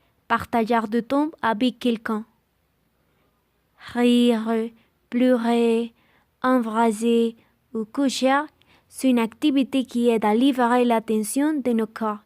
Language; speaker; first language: French; non-native, learner; Spanish